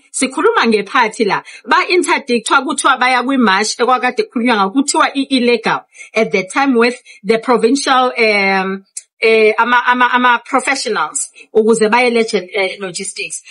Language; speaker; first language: Zulu; non-native, local second language; South Ndebele